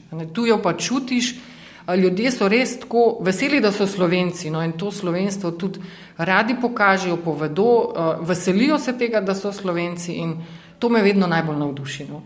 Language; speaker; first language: Slovenian; native; Slovenian